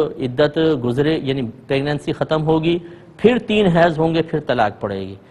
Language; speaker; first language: Urdu; native; Urdu